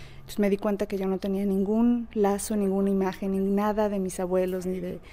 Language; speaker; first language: Spanish; native; Spanish